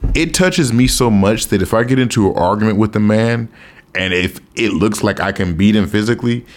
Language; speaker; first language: English; native; English